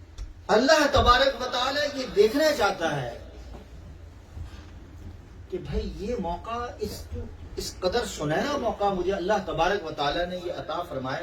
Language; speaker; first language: Urdu; native; Urdu